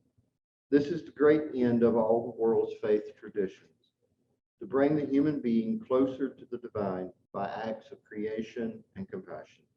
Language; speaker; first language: English; native; English